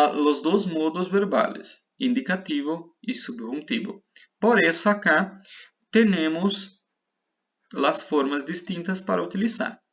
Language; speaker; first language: Spanish; non-native, fluent; Portuguese